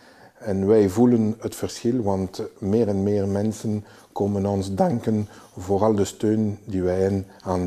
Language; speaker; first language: Dutch; non-native, local second language; French